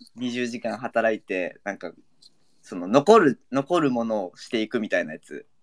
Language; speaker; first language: Japanese; native; Japanese